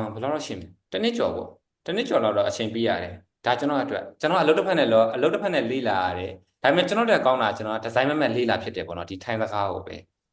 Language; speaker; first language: Burmese; native; Burmese